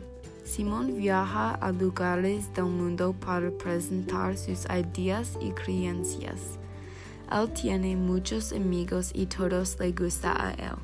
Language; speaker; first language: Spanish; non-native, learner; English